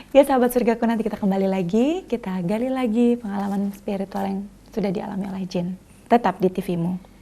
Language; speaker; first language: Indonesian; native; Indonesian